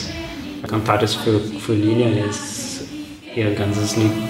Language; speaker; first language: German; non-native, fluent; Portuguese